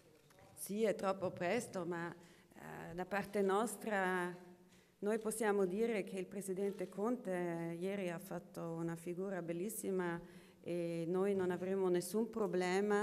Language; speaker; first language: Italian; non-native, local second language; German